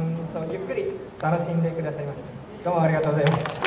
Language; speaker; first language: Japanese; non-native, fluent; Indonesian